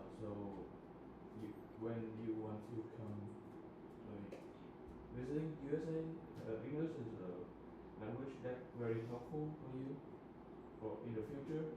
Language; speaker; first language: English; non-native, learner; Vietnamese